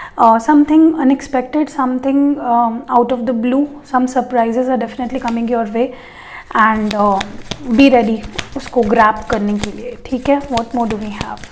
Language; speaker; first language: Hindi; non-native, local second language; Marathi